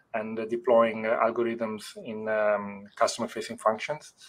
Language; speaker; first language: English; non-native, fluent; Italian